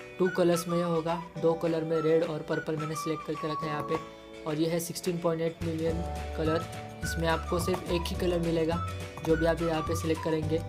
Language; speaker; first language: Hindi; non-native, local second language; Marathi